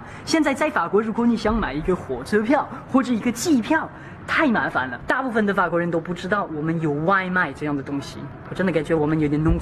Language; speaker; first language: Chinese; non-native, fluent; French